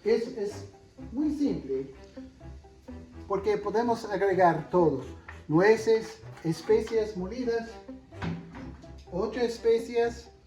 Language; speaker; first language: Spanish; non-native, fluent; English